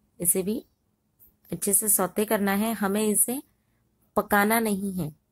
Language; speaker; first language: Hindi; non-native, local second language; Marathi